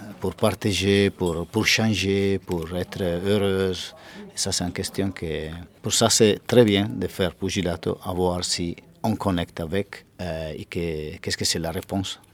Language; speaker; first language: French; non-native, fluent; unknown